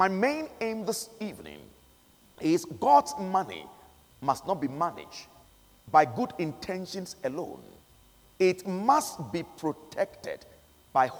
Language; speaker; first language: English; non-native, local second language; Akan